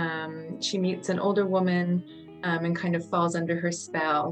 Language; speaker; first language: English; native; English